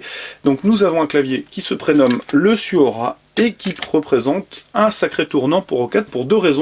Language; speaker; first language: French; native; French